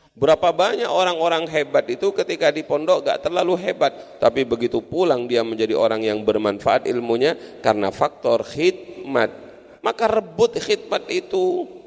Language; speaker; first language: Indonesian; non-native, local second language; Madurese